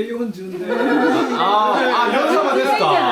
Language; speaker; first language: Japanese; non-native, fluent; Korean